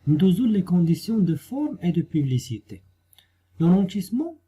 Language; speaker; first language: French; non-native, local second language; Arabic